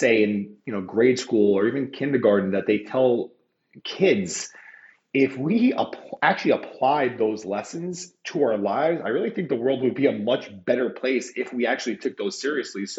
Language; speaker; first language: English; native; English